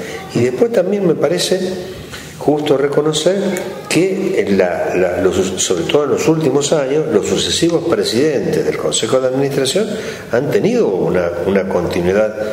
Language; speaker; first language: Spanish; native; Spanish